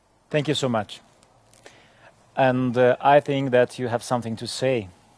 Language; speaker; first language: English; non-native, fluent; Ukrainian